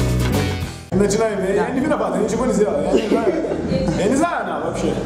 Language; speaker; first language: Russian; non-native, learner; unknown